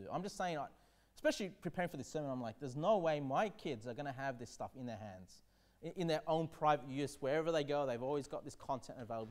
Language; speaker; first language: English; native; English